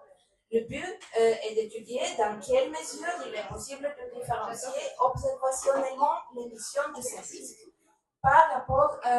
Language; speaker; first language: French; non-native, learner; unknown